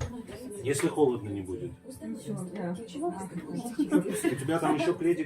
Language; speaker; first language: Russian; native; Russian